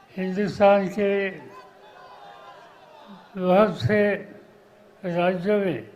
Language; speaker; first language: Hindi; non-native, local second language; Marathi